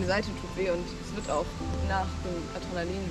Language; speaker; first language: German; native; German